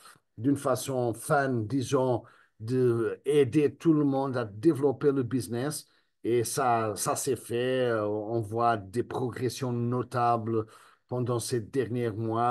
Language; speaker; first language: French; non-native, fluent; Spanish